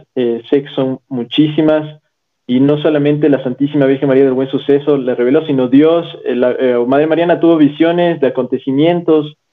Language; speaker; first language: Spanish; native; Spanish